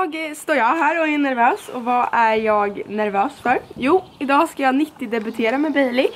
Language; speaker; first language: Swedish; native; Swedish